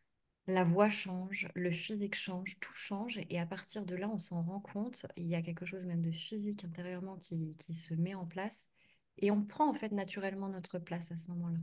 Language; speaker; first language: French; native; French